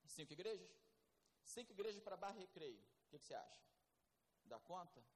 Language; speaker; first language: Portuguese; native; Portuguese